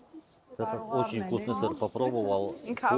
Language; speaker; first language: Russian; native; Russian